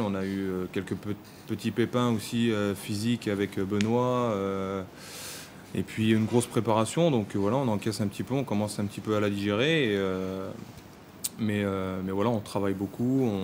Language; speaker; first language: French; native; French